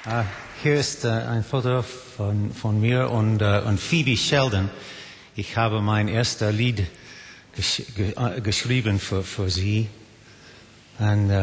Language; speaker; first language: German; non-native, learner; English